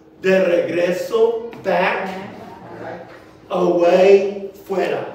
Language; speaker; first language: Spanish; non-native, fluent; English